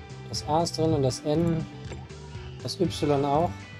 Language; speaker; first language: German; native; German